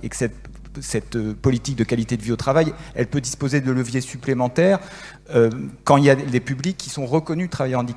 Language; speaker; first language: French; native; French